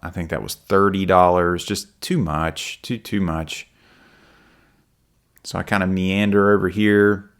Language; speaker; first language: English; native; English